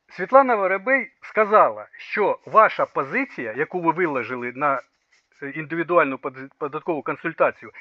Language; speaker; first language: Ukrainian; non-native, local second language; Russian